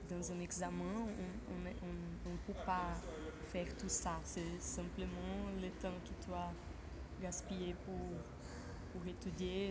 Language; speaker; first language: French; non-native, fluent; Portuguese